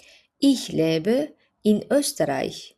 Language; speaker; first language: German; non-native, fluent; Azerbaijani